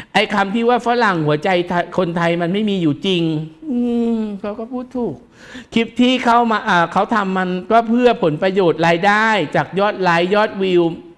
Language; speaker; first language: Thai; native; Thai